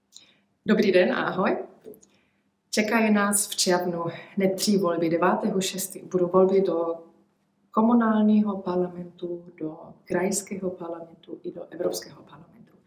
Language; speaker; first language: Czech; early bilingual, heritage; Czech